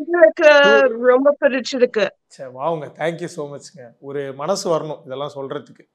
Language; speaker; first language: Tamil; native; Tamil